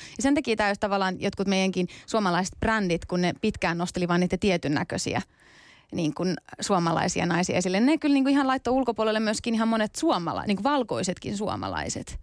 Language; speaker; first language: Finnish; early bilingual, other home language; Kurdish